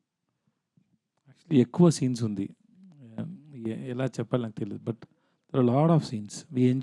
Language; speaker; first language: Telugu; non-native, learner; Tamil